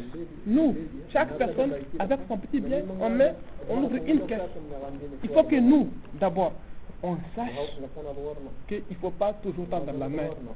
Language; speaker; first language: French; non-native, local second language; Tamasheq